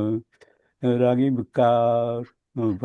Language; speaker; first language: Indonesian; non-native, learner; Japanese